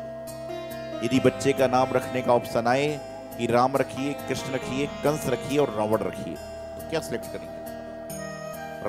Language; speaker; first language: Hindi; native; Hindi